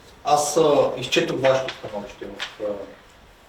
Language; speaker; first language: Bulgarian; native; Bulgarian